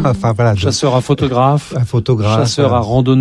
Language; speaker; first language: French; native; French